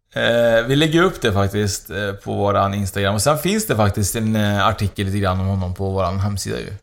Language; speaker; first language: Swedish; early bilingual, other home language; Spanish